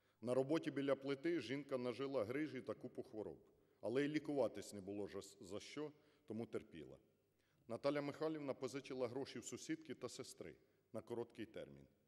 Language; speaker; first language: Ukrainian; native; Ukrainian